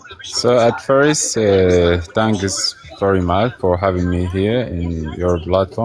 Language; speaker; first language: English; non-native, learner; Arabic